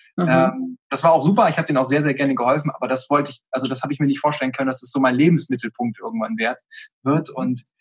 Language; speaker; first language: German; native; German